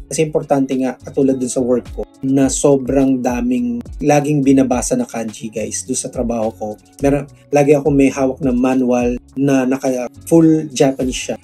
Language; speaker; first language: Filipino; non-native, local second language; Cebuano